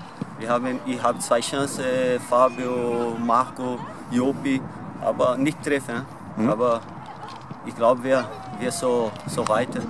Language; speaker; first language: German; non-native, learner; Portuguese